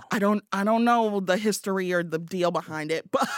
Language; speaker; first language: English; native; English